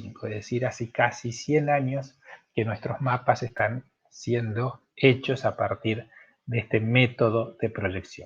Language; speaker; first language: Spanish; native; Spanish